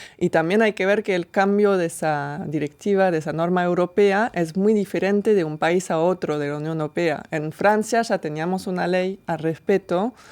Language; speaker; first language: Spanish; non-native, fluent; French